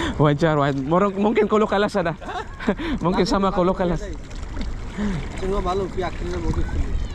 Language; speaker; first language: Arabic; non-native, learner; Filipino